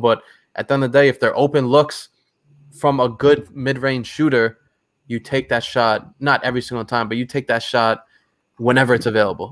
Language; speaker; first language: English; native; English